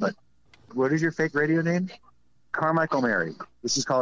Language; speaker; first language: English; native; English